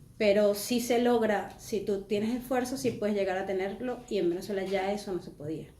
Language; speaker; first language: Spanish; native; Spanish